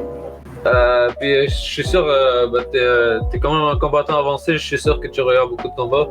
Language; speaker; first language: French; native; French